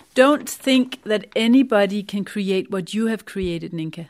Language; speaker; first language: English; non-native, fluent; Danish